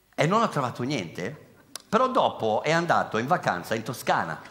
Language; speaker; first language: Italian; non-native, fluent; English